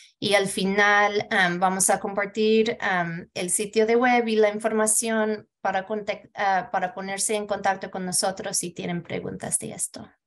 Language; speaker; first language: Spanish; early bilingual, heritage; Spanish